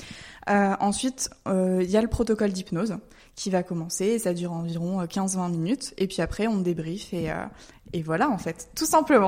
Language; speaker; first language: French; native; French